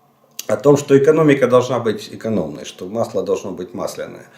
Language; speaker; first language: Russian; native; Russian